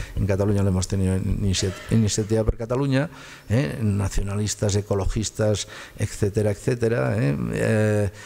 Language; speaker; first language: Spanish; native; Spanish